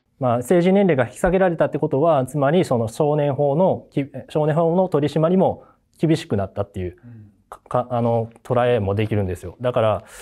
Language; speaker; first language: Japanese; native; Japanese